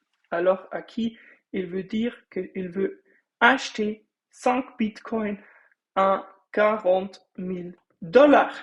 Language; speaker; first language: French; non-native, fluent; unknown